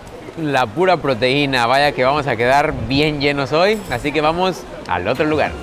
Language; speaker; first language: Spanish; native; Spanish